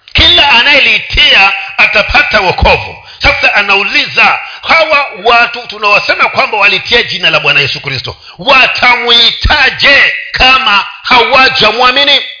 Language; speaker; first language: Swahili; non-native, local second language; Giryama